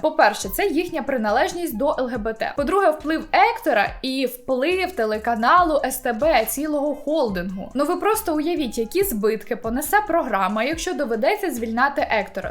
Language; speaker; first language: Ukrainian; native; Ukrainian